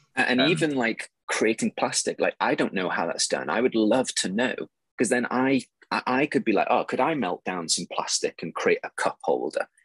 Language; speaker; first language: English; native; English